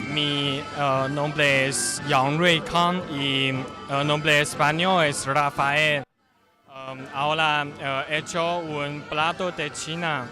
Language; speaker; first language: Spanish; non-native, learner; Chinese